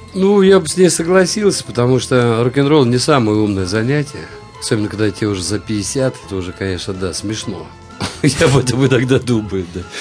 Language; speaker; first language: Russian; native; Russian